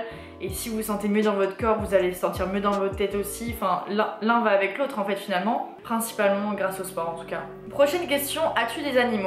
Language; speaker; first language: French; native; French